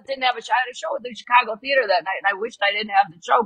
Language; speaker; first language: English; native; English